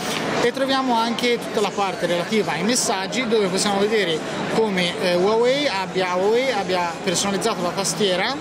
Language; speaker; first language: Italian; native; Italian